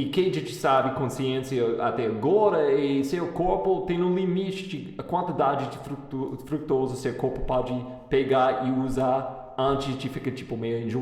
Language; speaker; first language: Portuguese; non-native, fluent; English